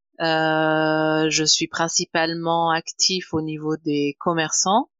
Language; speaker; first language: French; non-native, fluent; German